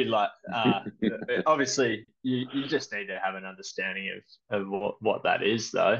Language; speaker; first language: English; native; English